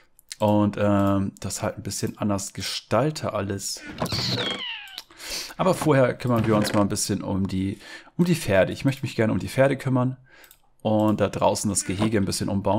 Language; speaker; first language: German; native; German